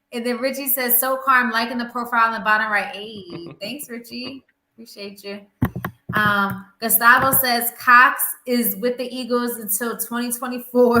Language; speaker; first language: English; native; English